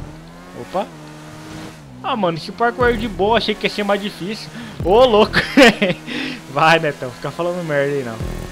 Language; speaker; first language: Portuguese; native; Portuguese